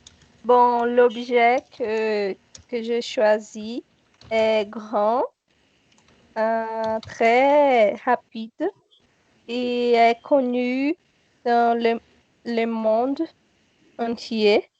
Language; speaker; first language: French; non-native, learner; Portuguese